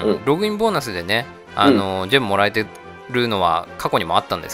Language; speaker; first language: Japanese; native; Japanese